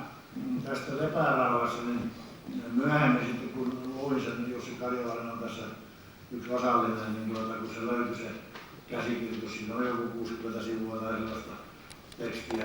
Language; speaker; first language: Finnish; native; Finnish